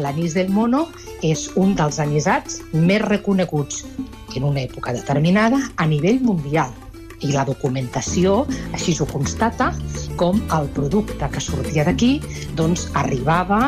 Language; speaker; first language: Catalan; native; Catalan